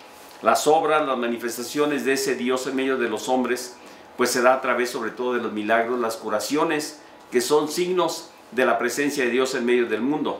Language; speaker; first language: Spanish; native; Spanish